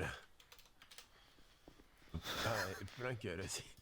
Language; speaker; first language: French; native; French